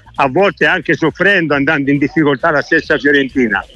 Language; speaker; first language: Italian; native; Italian